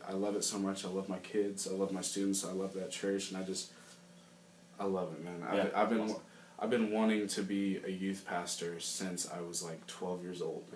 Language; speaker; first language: English; native; English